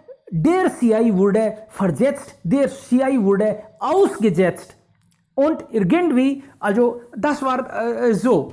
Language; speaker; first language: German; non-native, fluent; Hindi